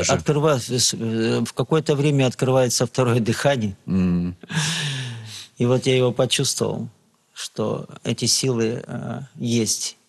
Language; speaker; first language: Russian; native; Russian